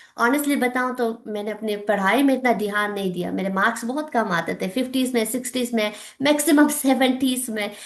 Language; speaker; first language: Urdu; non-native, local second language; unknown